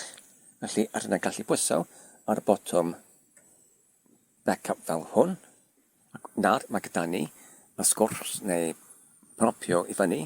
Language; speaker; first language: Welsh; non-native, learner; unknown